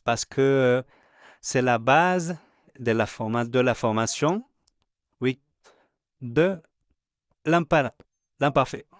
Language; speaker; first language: French; non-native, fluent; Spanish